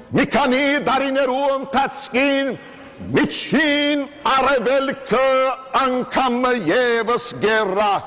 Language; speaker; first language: Armenian; early bilingual, heritage; Armenian